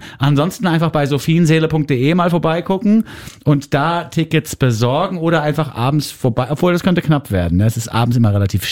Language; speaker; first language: German; native; German